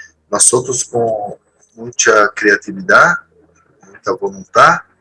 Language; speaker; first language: Spanish; non-native, learner; Portuguese